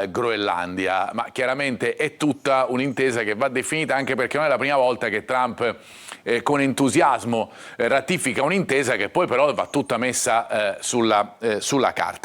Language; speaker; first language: Italian; native; Italian